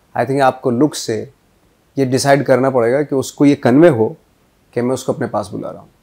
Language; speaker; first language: Hindi; native; Hindi